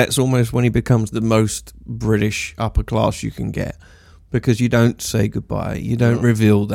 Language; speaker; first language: English; native; English